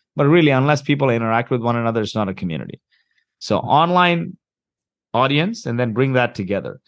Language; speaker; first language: English; early bilingual, heritage; Arabic